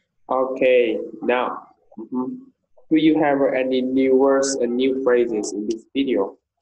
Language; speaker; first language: English; non-native, fluent; Vietnamese